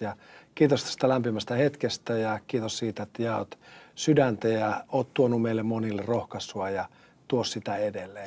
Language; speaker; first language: Finnish; native; Finnish